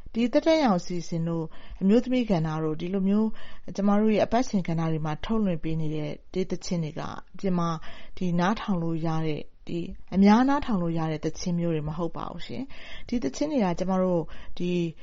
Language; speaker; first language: Burmese; native; Burmese